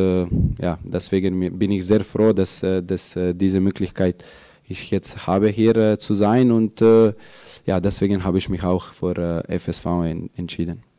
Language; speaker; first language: German; non-native, fluent; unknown